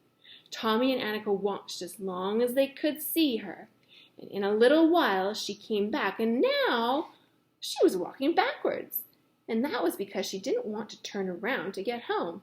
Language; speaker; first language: English; native; English